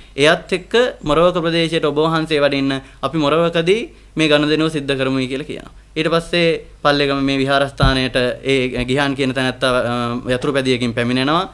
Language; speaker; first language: Sinhala; native; Sinhala